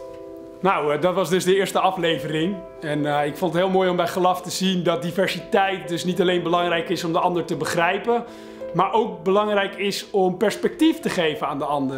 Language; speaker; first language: Dutch; native; Dutch